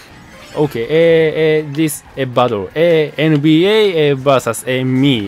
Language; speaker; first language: English; non-native, learner; Japanese